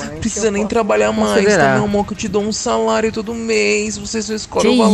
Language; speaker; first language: Portuguese; native; Portuguese